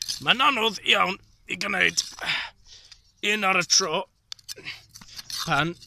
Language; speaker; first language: Welsh; non-native, learner; English